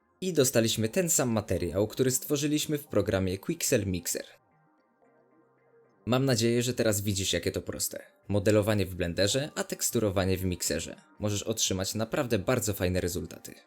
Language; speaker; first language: Polish; native; Polish